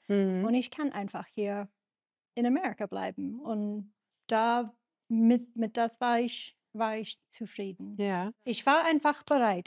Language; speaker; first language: German; non-native, learner; English